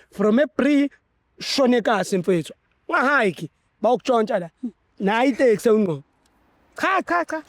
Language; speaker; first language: Zulu; native; Zulu